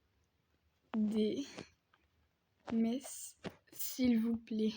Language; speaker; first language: French; native; French